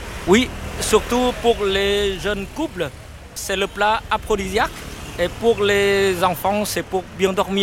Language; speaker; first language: French; non-native, fluent; Vietnamese